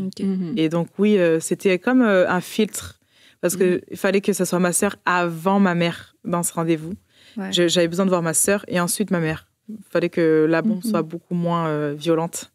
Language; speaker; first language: French; early bilingual, other home language; Portuguese